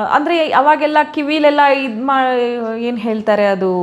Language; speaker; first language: Kannada; native; Kannada